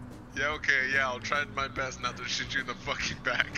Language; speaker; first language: English; native; English